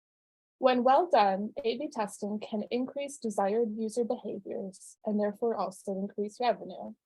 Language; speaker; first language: English; native; English